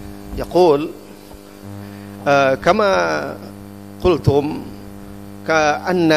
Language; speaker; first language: Arabic; non-native, fluent; Indonesian